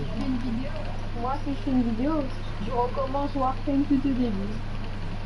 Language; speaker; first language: French; non-native, local second language; Réunion Creole French